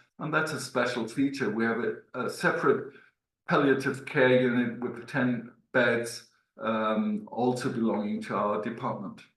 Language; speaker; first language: English; non-native, fluent; German